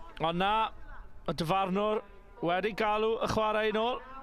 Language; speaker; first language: Welsh; native; Welsh